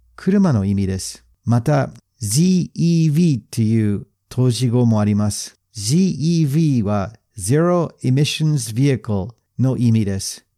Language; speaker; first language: Japanese; non-native, fluent; English